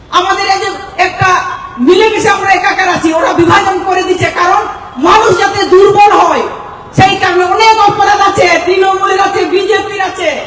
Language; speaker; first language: Bangla; non-native, local second language; Santali